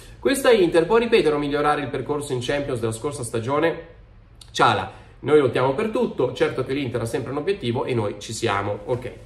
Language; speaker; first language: Italian; native; Italian